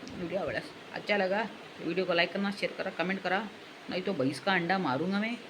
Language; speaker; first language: Hindi; non-native, local second language; Marathi